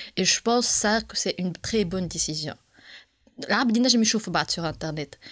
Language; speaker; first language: French; non-native, local second language; Arabic